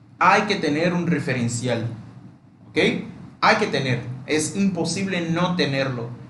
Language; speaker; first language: Spanish; non-native, fluent; Portuguese